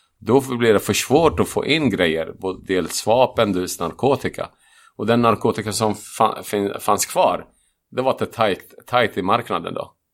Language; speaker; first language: Swedish; non-native, fluent; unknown